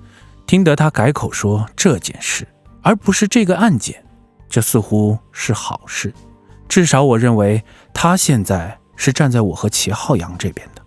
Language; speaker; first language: Chinese; native; Chinese